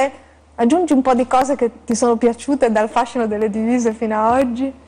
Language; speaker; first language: Italian; native; Italian